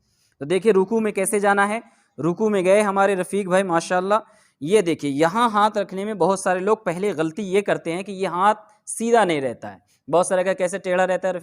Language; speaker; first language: Urdu; native; Urdu